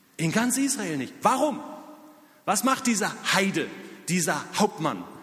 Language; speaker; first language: German; native; German